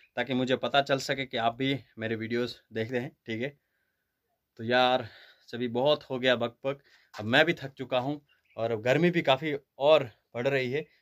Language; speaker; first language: Hindi; non-native, local second language; Kachhi